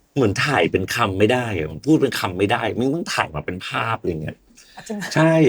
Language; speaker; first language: Thai; early bilingual, heritage; English